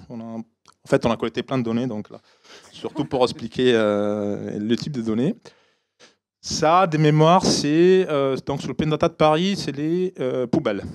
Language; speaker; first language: French; non-native, fluent; Italian